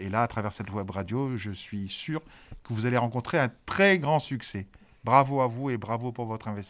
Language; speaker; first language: French; native; French